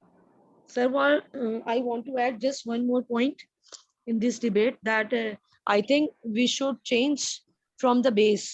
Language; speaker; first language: English; non-native, local second language; Urdu